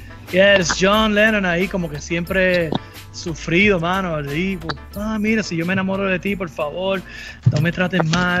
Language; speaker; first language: Spanish; native; Spanish